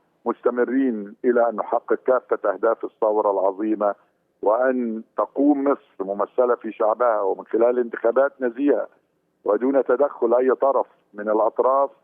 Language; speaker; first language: Arabic; native; Arabic